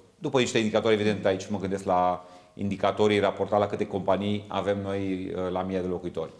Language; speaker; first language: Romanian; native; Romanian